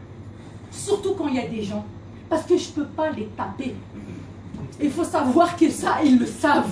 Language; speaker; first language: French; native; French